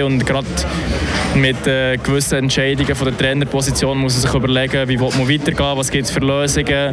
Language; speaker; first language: German; native; German